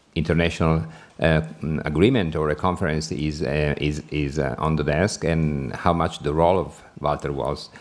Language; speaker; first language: English; non-native, fluent; Italian